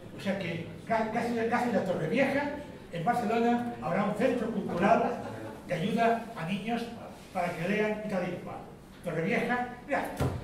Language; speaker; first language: Spanish; native; Spanish